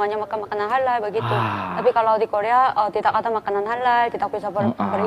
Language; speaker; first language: Indonesian; non-native, fluent; Korean